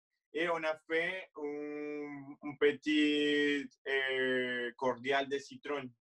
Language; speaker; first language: French; non-native, fluent; Spanish